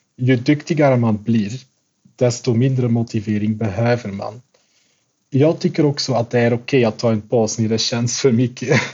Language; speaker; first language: Swedish; non-native, fluent; Dutch